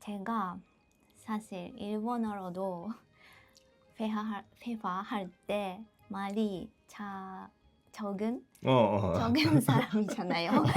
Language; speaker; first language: Korean; non-native, learner; Japanese